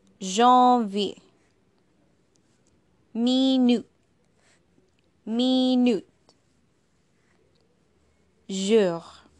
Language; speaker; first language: French; non-native, fluent; Spanish